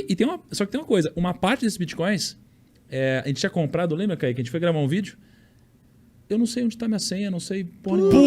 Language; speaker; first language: Portuguese; native; Portuguese